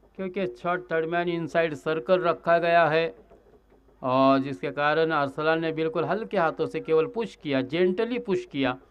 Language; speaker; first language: Hindi; non-native, local second language; Marathi